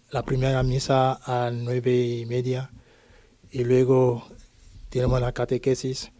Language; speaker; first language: Spanish; non-native, learner; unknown